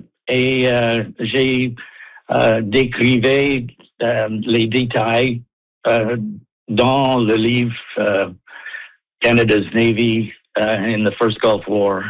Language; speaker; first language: French; non-native, learner; English